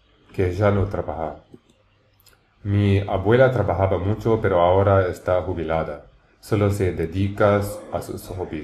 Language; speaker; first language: Spanish; non-native, learner; English